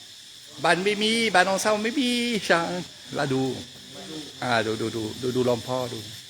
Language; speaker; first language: Thai; non-native, learner; French